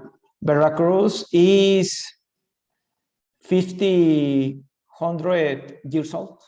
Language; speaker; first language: English; non-native, learner; Spanish